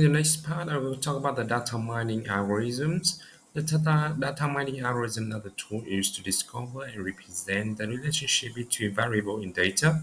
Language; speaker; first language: English; non-native, learner; Vietnamese